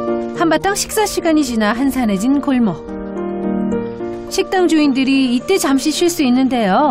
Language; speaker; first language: Korean; native; Korean